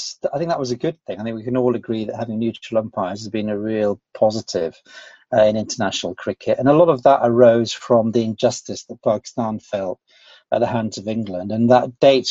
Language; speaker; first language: English; native; English